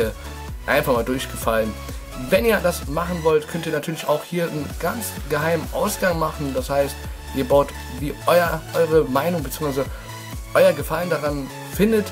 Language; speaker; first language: German; native; German